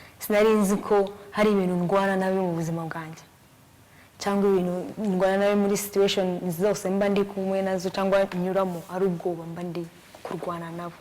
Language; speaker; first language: Kinyarwanda; early bilingual, heritage; Kinyarwanda